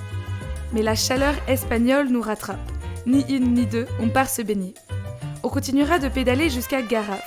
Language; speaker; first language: French; native; French